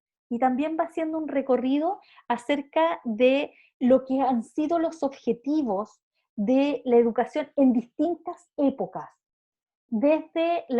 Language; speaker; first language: Spanish; native; Spanish